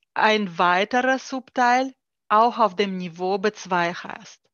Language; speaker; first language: German; non-native, fluent; Russian